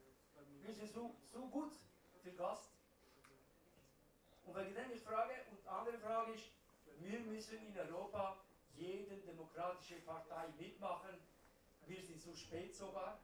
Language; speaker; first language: German; non-native, learner; Kurdish